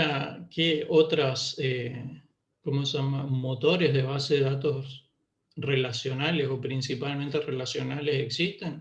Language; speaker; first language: Spanish; native; Spanish